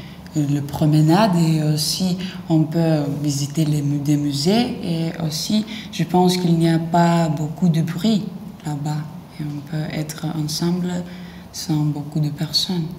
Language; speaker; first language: French; non-native, learner; Lithuanian